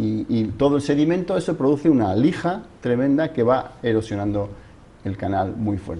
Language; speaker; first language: Spanish; native; Spanish